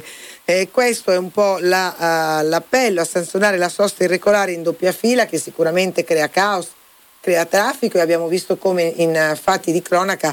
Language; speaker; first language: Italian; native; Italian